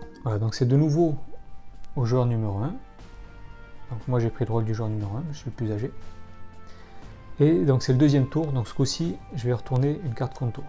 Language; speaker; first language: French; native; French